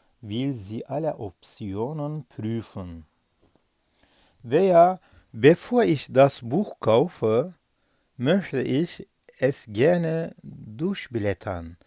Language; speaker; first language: German; non-native, fluent; Turkish